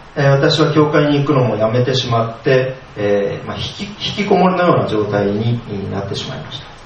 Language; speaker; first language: Japanese; native; Japanese